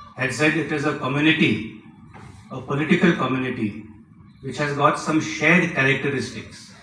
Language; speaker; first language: English; non-native, local second language; Marathi